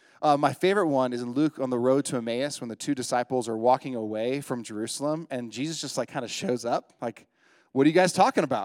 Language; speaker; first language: English; native; English